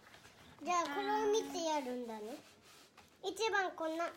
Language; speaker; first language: Japanese; native; Japanese